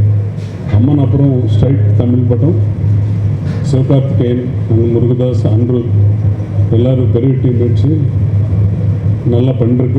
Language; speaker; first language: Tamil; non-native, learner; Telugu